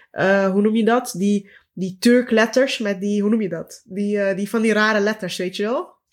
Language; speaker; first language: Dutch; early bilingual, other home language; Turkish